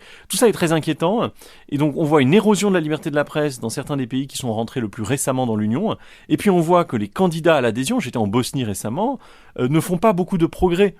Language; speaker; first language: French; native; French